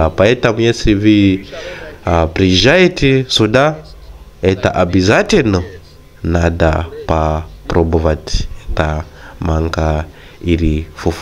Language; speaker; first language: Russian; non-native, fluent; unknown